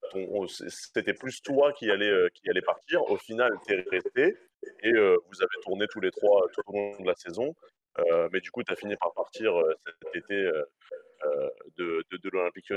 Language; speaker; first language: French; native; French